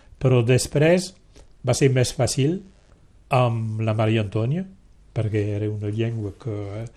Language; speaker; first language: Catalan; non-native, local second language; French